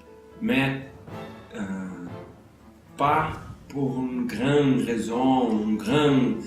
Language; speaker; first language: French; non-native, learner; Portuguese